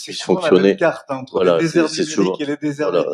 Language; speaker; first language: French; native; French